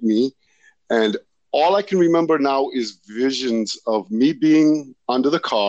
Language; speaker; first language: English; native; English